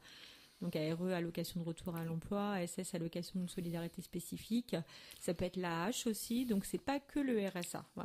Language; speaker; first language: French; native; French